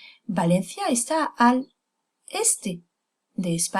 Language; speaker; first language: Spanish; non-native, fluent; French